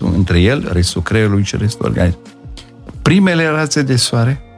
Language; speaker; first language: Romanian; native; Romanian